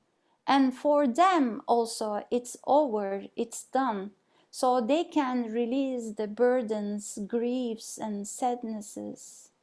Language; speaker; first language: English; non-native, fluent; Turkish